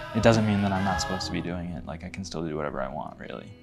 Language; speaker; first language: English; native; English